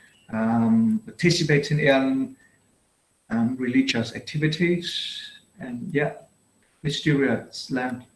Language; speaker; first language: English; non-native, fluent; Vietnamese